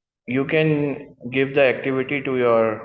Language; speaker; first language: English; non-native, learner; Urdu